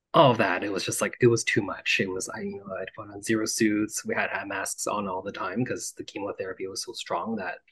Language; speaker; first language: English; native; English